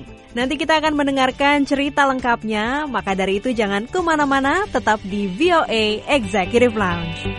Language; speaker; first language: Indonesian; native; Indonesian